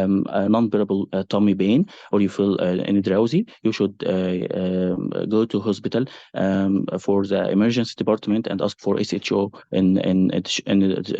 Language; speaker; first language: English; non-native, fluent; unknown